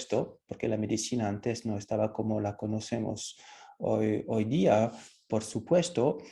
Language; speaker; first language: Spanish; non-native, fluent; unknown